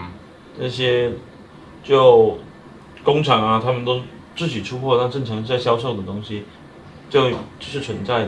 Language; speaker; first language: Chinese; native; Chinese